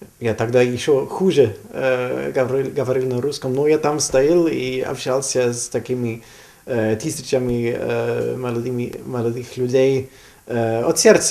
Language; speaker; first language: Russian; non-native, learner; German